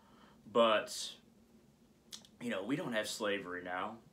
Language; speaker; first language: English; native; English